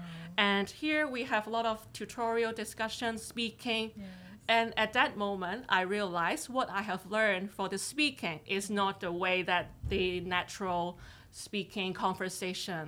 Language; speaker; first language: English; non-native, local second language; Cantonese